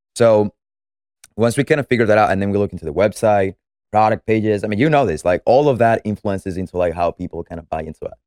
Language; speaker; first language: English; non-native, fluent; Spanish